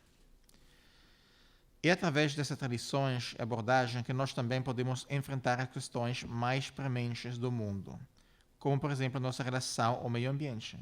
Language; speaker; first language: Portuguese; non-native, fluent; Italian